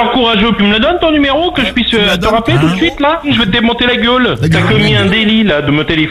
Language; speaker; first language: French; native; French